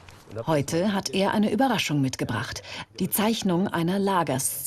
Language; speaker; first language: German; native; German